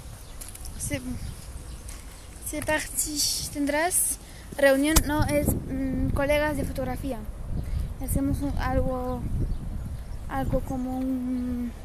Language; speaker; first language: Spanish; non-native, fluent; Bulgarian